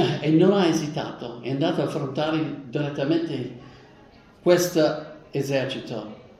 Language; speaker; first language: Italian; non-native, fluent; English